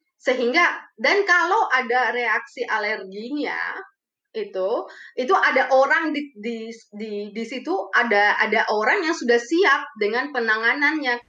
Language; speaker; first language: Indonesian; early bilingual, other home language; Romanian